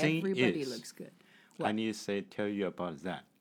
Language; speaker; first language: English; non-native, learner; Chinese